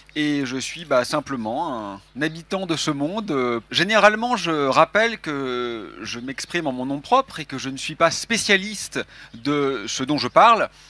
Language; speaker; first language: French; native; French